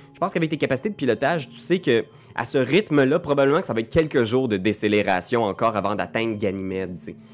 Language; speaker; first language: French; native; French